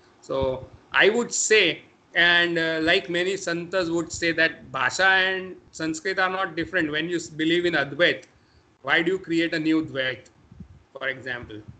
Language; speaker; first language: English; non-native, local second language; Marathi